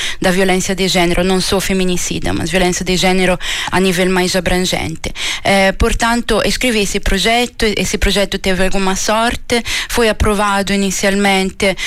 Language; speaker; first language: Portuguese; non-native, fluent; Italian